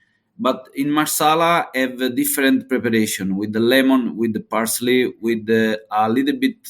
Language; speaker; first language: English; non-native, learner; Italian